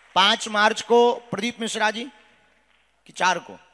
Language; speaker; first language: Hindi; non-native, local second language; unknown